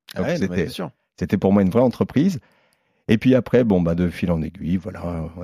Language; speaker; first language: French; native; French